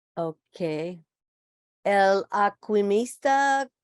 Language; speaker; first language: Spanish; non-native, learner; English